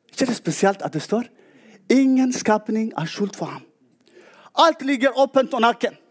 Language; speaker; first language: Norwegian; non-native, fluent; Tigrinya